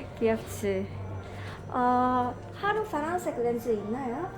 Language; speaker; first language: Korean; non-native, learner; Polish